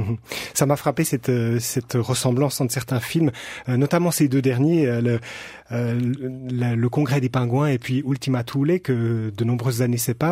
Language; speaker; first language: French; native; French